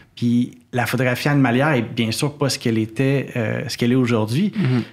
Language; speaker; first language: French; native; French